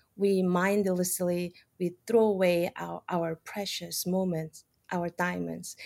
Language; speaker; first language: English; non-native, fluent; Korean